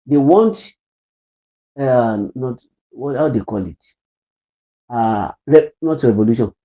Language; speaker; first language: English; non-native, local second language; Yoruba